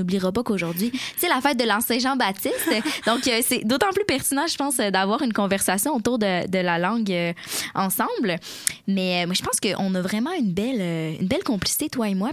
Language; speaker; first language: French; native; French